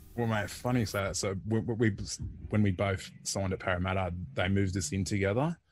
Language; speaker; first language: English; native; English